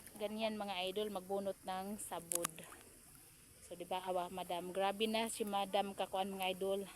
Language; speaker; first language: Filipino; non-native, local second language; Cebuano